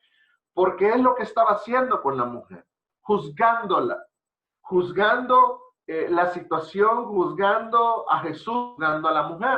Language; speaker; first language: Spanish; native; Spanish